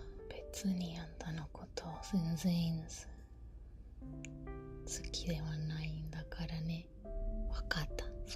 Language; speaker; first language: Japanese; non-native, learner; Spanish